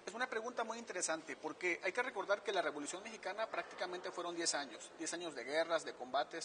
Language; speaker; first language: Spanish; native; Spanish